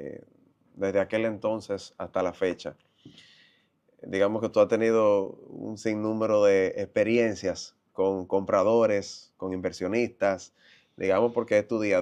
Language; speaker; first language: Spanish; native; Spanish